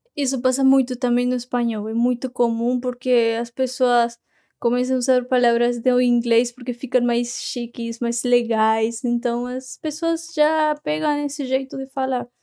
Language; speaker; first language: Portuguese; non-native, fluent; Spanish